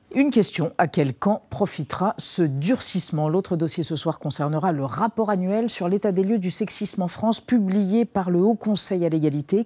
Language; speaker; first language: French; native; French